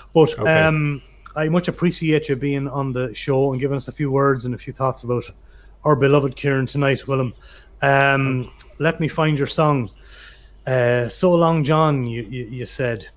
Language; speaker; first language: English; native; English